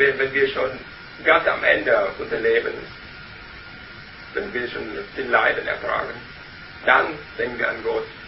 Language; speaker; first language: German; non-native, learner; Vietnamese